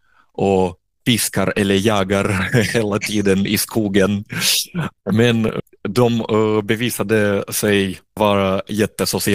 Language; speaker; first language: Swedish; non-native, fluent; Russian